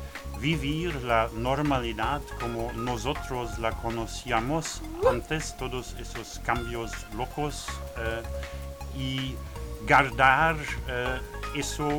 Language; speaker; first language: Spanish; non-native, learner; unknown